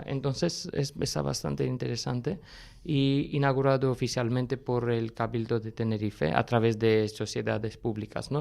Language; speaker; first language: Spanish; non-native, fluent; Armenian